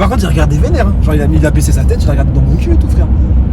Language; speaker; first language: French; native; French